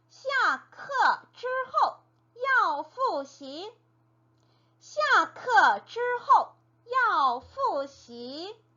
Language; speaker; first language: Chinese; non-native, fluent; Korean